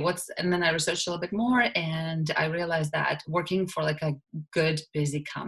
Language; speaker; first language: English; non-native, fluent; Russian